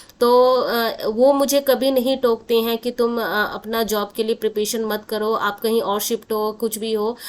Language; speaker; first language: Hindi; non-native, local second language; Bangla